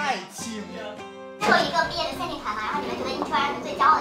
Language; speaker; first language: Chinese; native; Chinese